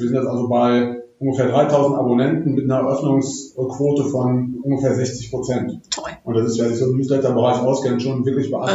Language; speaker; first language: German; native; German